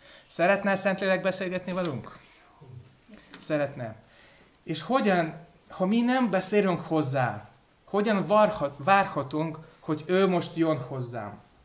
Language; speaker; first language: Hungarian; non-native, fluent; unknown